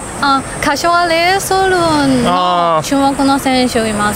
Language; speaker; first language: Japanese; non-native, learner; Chinese